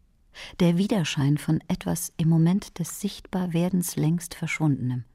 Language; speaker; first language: German; native; German